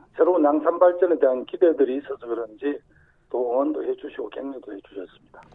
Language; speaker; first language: Korean; native; Korean